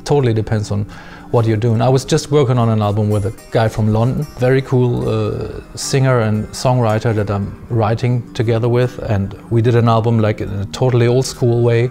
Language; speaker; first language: English; non-native, fluent; German